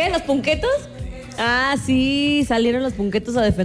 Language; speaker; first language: Spanish; native; Spanish